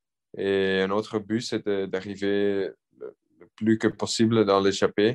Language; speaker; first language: French; non-native, local second language; Dutch